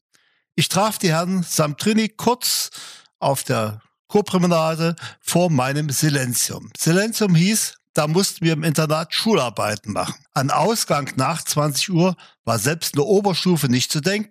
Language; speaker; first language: German; native; German